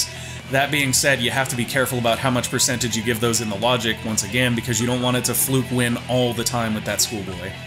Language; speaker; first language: English; native; English